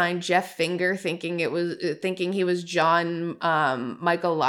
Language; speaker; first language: English; native; English